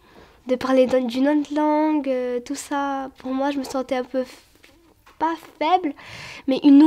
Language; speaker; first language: French; early bilingual, other home language; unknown